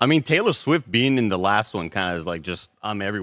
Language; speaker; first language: English; native; English